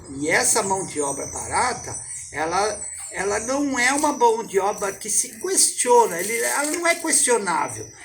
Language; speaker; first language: Portuguese; native; Portuguese